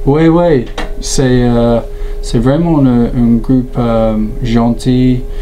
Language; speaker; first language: French; non-native, learner; English